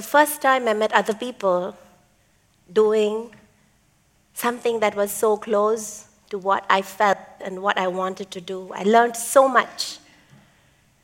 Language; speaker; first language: English; non-native, local second language; Tamil